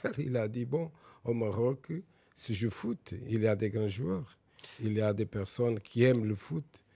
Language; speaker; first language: French; non-native, fluent; Portuguese